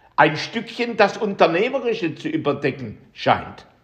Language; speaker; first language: German; native; German